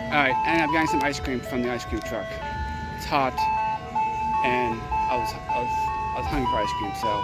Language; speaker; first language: English; native; English